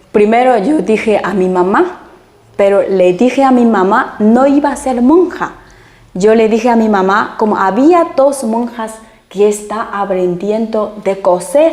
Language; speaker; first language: Spanish; non-native, fluent; Chinese